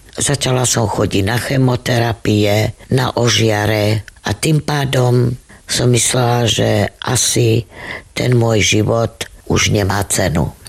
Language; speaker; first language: Slovak; non-native, local second language; Romany